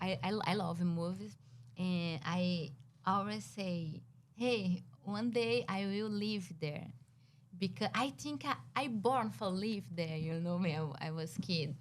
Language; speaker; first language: English; non-native, learner; Portuguese